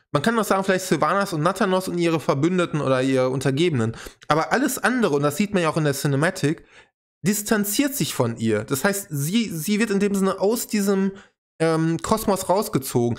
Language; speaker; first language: German; native; German